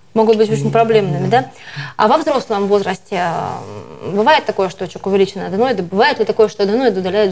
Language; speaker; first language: Russian; native; Russian